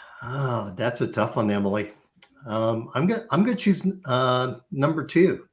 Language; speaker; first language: English; native; English